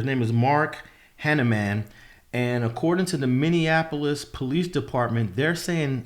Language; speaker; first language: English; native; English